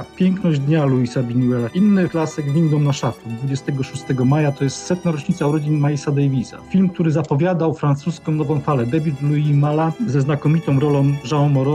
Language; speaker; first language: Polish; native; Polish